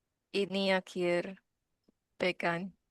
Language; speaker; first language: Indonesian; non-native, learner; Filipino